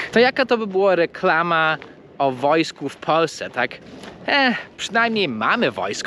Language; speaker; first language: Polish; non-native, fluent; English